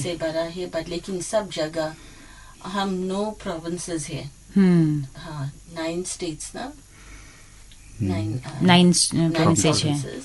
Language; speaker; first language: Hindi; early bilingual, heritage; English